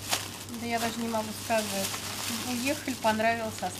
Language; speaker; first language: Russian; native; Russian